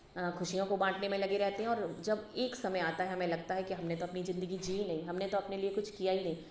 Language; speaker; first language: Hindi; native; Hindi